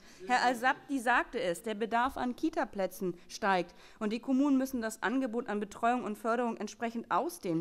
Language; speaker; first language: German; native; German